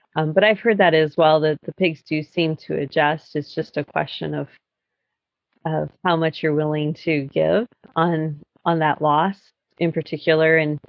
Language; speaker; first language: English; native; English